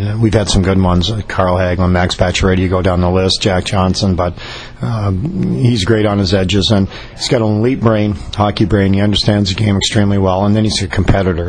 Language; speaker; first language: English; native; English